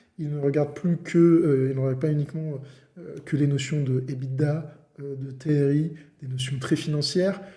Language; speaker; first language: French; native; French